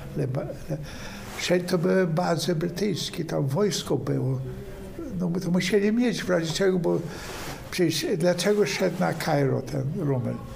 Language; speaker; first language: Polish; native; Polish